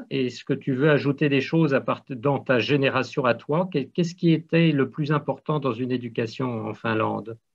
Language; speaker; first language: French; native; French